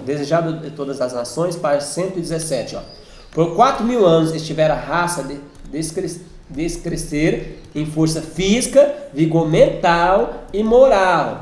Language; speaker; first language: Portuguese; native; Portuguese